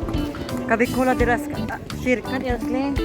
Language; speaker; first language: Swedish; non-native, learner; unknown